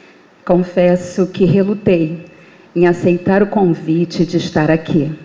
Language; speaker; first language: Portuguese; native; Portuguese